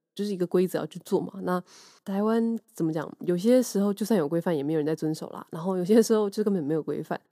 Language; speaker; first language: Chinese; native; Chinese